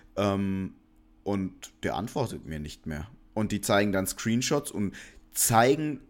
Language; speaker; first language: German; native; German